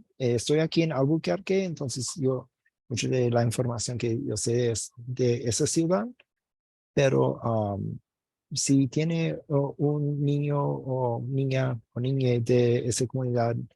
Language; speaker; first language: Spanish; non-native, fluent; English